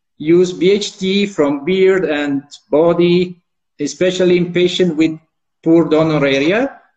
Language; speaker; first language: English; non-native, fluent; Italian